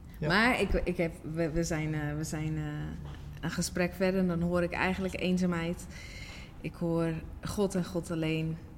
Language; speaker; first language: Dutch; native; Dutch